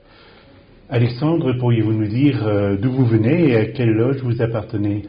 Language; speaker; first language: French; native; French